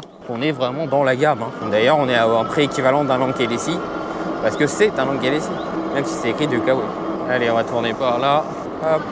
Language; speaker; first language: French; native; French